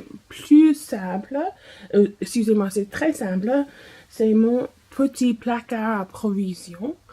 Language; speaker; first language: French; non-native, fluent; English